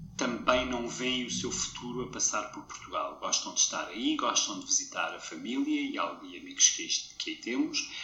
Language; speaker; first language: Portuguese; native; Portuguese